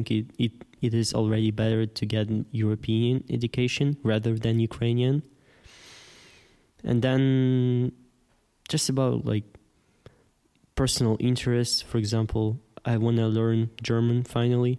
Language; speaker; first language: English; non-native, fluent; Ukrainian